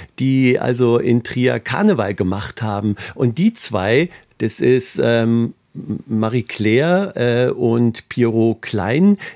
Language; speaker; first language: German; native; German